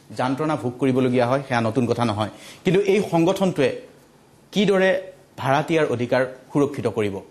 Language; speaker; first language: Assamese; native; Assamese